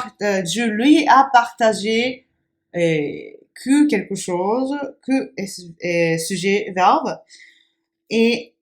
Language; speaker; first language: French; non-native, fluent; Japanese